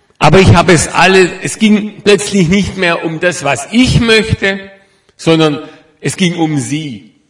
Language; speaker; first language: German; native; German